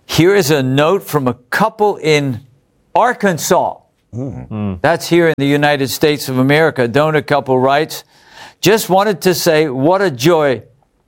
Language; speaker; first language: English; native; English